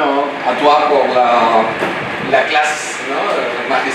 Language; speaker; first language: French; non-native, learner; Spanish